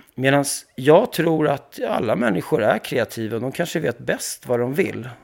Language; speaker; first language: Swedish; early bilingual, other home language; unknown